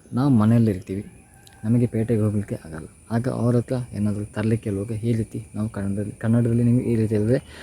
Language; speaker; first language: Kannada; non-native, local second language; Tulu